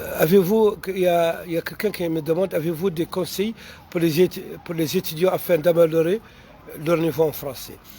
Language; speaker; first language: French; non-native, local second language; Arabic